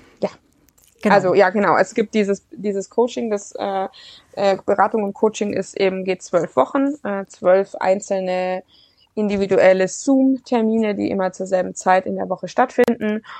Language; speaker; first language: German; native; German